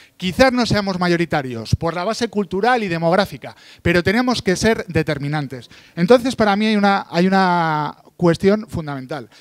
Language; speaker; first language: Spanish; native; Spanish